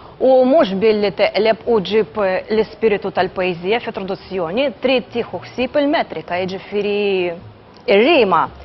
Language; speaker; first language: Maltese; non-native, fluent; Russian